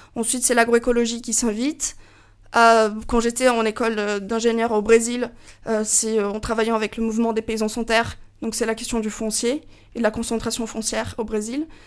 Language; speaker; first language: French; non-native, fluent; Portuguese